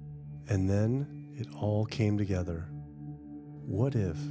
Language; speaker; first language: English; native; English